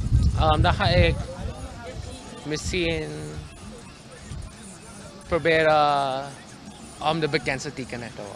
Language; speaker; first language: Dutch; non-native, local second language; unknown